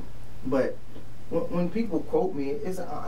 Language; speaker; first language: English; native; English